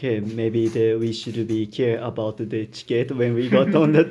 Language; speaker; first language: English; non-native, learner; Japanese